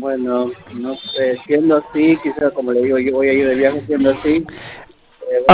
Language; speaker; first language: Spanish; native; Spanish